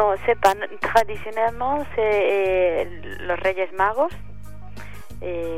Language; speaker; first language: French; non-native, fluent; Spanish